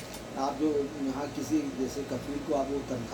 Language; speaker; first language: Hindi; native; Hindi